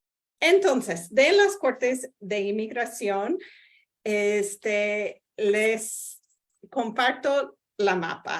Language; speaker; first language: Spanish; non-native, fluent; English